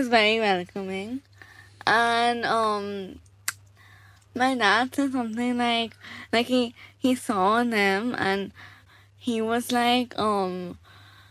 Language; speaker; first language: English; non-native, local second language; Bangla